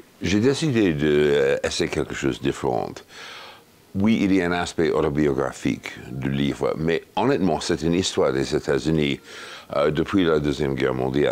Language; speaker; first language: French; non-native, fluent; English